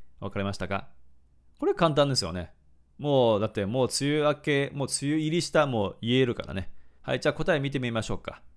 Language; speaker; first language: Japanese; non-native, fluent; Chinese